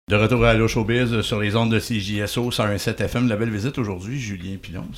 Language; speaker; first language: French; native; French